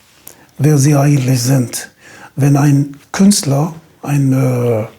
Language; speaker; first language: German; non-native, fluent; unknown